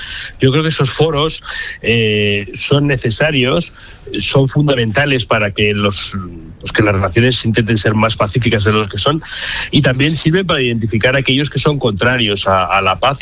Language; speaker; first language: Spanish; native; Spanish